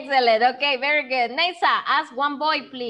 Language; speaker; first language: English; non-native, fluent; Spanish